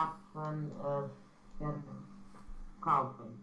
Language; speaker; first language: German; non-native, learner; Romanian